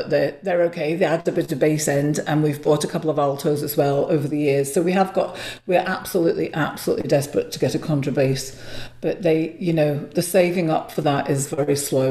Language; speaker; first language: English; native; English